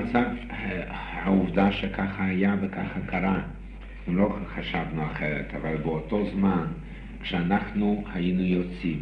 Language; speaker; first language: Hebrew; non-native, fluent; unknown